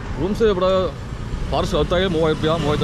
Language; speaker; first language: Malayalam; non-native, local second language; Tamil